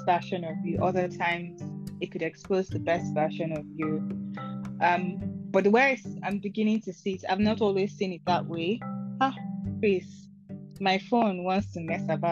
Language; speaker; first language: English; non-native, local second language; Igbo